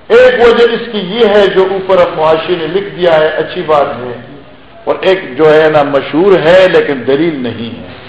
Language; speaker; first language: Urdu; non-native, local second language; Pashto